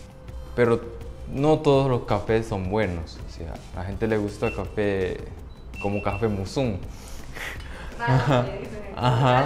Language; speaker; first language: Spanish; non-native, fluent; Japanese